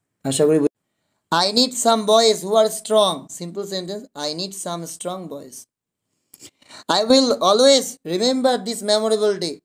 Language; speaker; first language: English; non-native, local second language; Bangla